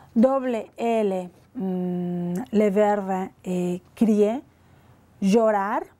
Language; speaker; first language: French; non-native, fluent; Spanish